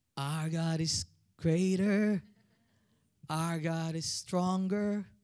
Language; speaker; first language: English; non-native, local second language; Filipino